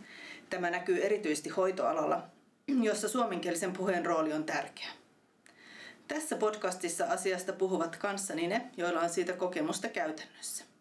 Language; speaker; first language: Finnish; native; Finnish